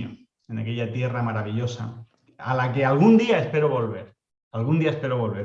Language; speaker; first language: Spanish; native; Spanish